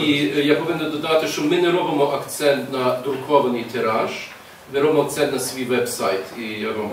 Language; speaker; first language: Ukrainian; early bilingual, heritage; English